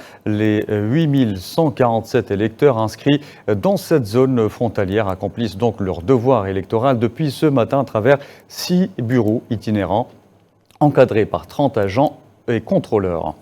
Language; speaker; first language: French; non-native, local second language; Arabic